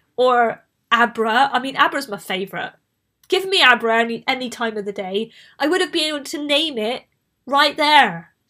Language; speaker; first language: English; native; English